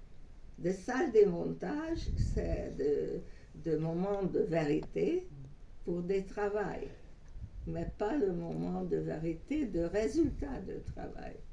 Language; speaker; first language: French; non-native, fluent; Hungarian